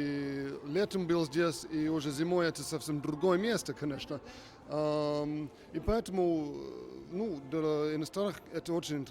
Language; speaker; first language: Russian; non-native, learner; English